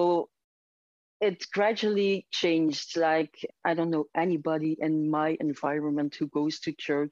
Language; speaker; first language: English; non-native, fluent; Dutch